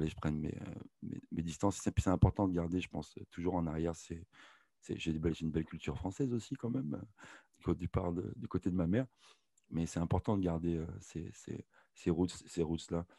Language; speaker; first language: French; native; French